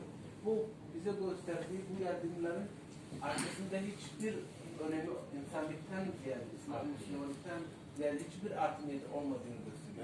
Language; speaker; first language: Turkish; non-native, fluent; Somali